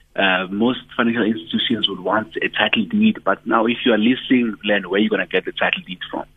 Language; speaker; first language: English; non-native, local second language; Zulu